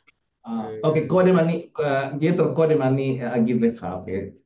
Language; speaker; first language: Hebrew; non-native, learner; Indonesian